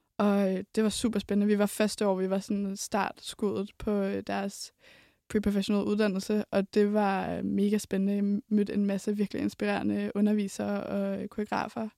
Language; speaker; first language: Danish; native; Danish